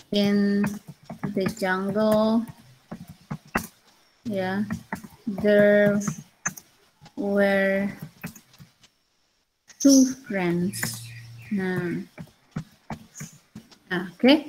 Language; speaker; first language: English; non-native, learner; Indonesian